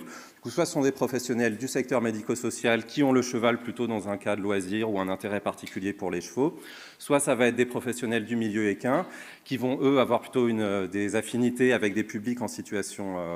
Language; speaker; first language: French; native; French